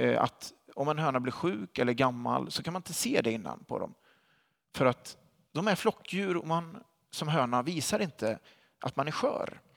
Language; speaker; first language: Swedish; native; Swedish